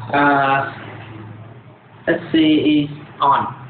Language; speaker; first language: English; non-native, learner; Vietnamese